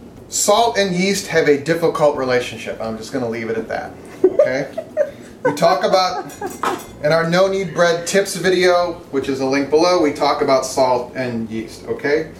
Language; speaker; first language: English; native; English